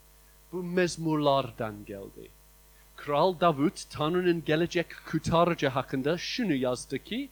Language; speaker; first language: Turkish; non-native, fluent; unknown